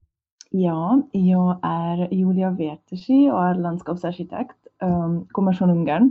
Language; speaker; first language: Swedish; non-native, fluent; Hungarian